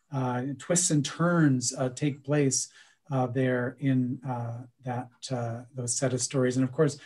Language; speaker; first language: English; native; English